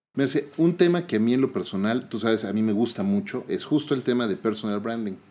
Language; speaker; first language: Spanish; native; Spanish